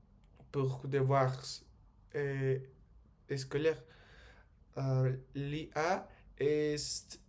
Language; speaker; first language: French; non-native, learner; Spanish